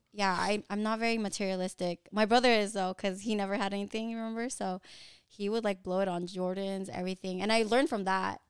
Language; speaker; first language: English; early bilingual, other home language; Filipino